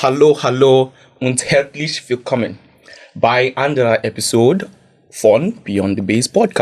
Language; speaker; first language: German; non-native, learner; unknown